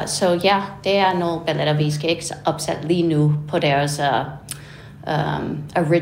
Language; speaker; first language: Danish; non-native, fluent; English